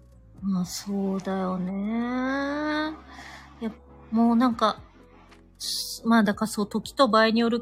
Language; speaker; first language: Japanese; native; Japanese